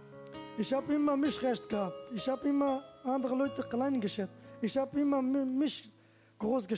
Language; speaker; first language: German; non-native, learner; Turkish